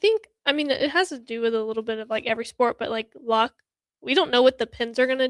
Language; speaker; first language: English; native; English